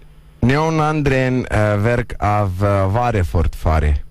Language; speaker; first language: Norwegian; non-native, learner; Lithuanian